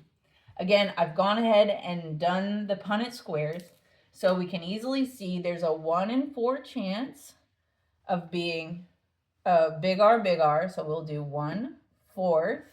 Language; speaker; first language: English; native; English